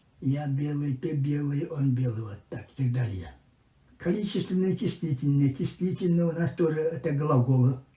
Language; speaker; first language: Russian; non-native, local second language; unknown